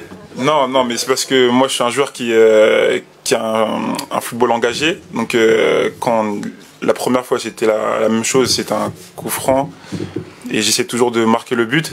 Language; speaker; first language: French; native; French